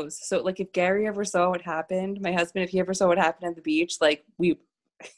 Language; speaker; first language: English; native; English